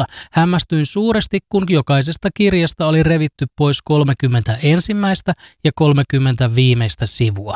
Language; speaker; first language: Finnish; native; Finnish